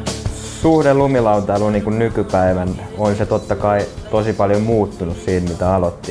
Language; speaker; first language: Finnish; native; Finnish